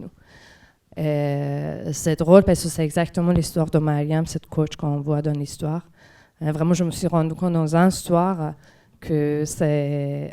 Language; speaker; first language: French; non-native, fluent; Persian